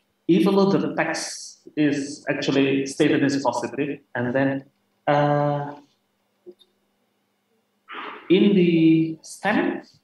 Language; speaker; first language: English; non-native, fluent; Indonesian